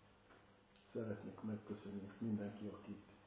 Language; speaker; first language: Hungarian; non-native, fluent; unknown